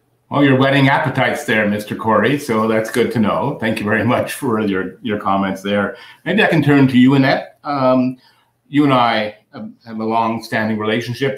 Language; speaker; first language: English; native; English